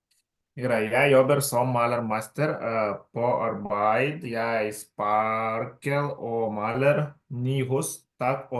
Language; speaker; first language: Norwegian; non-native, learner; Lithuanian